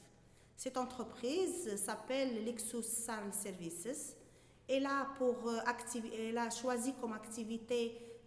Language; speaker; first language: French; non-native, local second language; Arabic